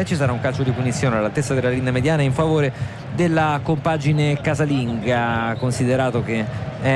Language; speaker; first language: Italian; native; Italian